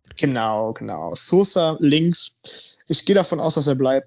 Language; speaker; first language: German; native; German